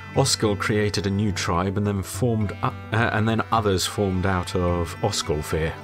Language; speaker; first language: English; native; English